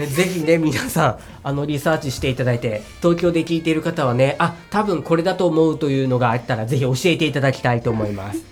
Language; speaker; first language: Japanese; native; Japanese